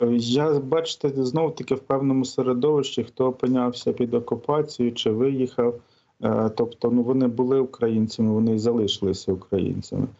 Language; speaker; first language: Ukrainian; native; Ukrainian